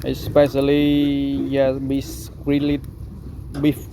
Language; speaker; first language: English; non-native, learner; Khmer